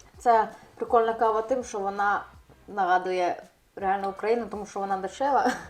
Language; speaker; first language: Ukrainian; native; Ukrainian